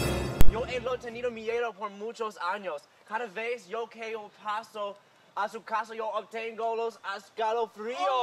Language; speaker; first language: Spanish; non-native, learner; English